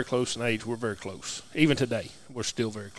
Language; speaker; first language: English; native; English